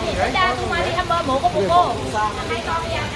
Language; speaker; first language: Korean; non-native, learner; Vietnamese